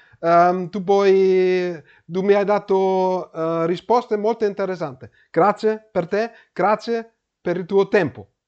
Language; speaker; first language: Italian; non-native, learner; German